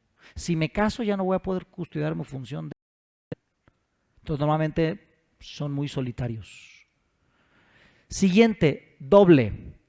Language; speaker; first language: Spanish; native; Spanish